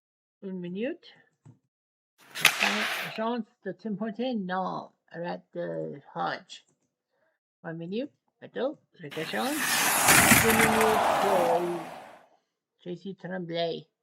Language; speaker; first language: French; non-native, learner; English